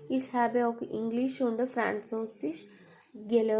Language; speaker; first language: German; non-native, learner; Malayalam